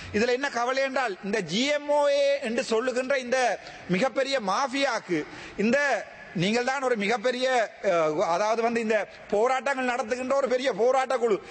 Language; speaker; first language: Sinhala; non-native, local second language; Tamil